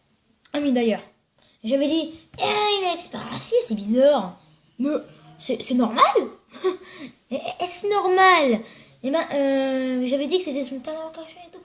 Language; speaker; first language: French; native; French